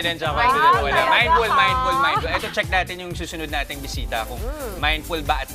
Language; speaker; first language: Filipino; native; Filipino